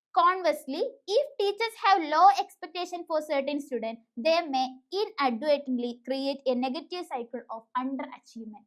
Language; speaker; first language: English; non-native, local second language; Malayalam